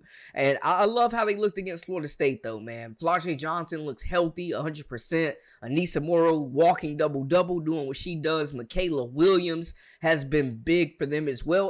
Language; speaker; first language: English; native; English